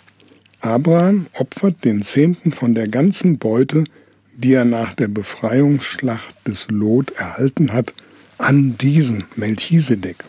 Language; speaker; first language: German; native; German